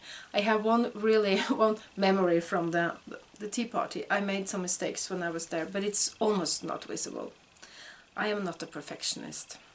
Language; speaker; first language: English; non-native, fluent; Norwegian